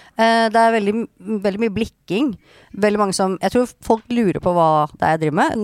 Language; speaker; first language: Norwegian; native; Norwegian